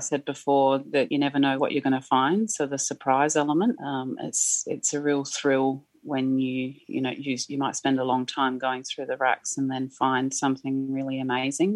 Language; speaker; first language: English; native; English